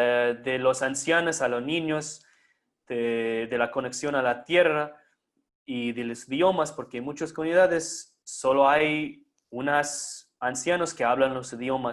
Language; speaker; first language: Spanish; non-native, fluent; English